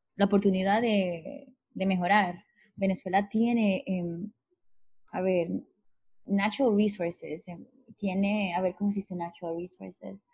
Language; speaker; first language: Spanish; native; Spanish